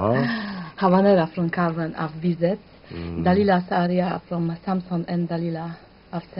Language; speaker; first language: Swedish; non-native, learner; Polish